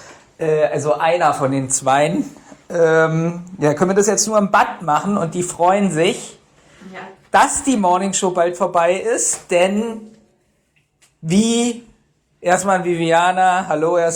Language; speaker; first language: German; native; German